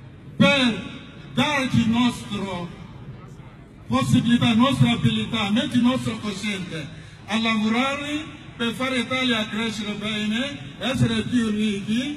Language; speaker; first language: Italian; non-native, learner; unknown